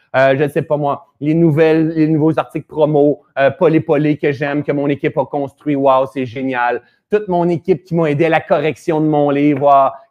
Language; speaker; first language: French; native; French